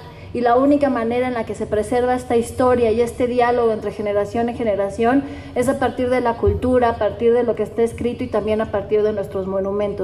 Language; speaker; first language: Spanish; native; Spanish